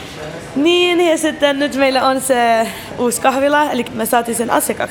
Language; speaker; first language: Finnish; early bilingual, other home language; Arabic